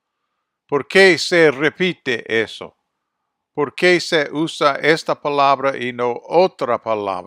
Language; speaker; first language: Spanish; non-native, fluent; English